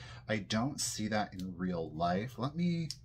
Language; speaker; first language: English; native; English